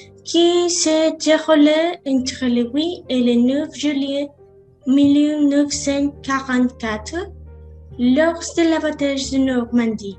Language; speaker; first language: French; non-native, learner; Spanish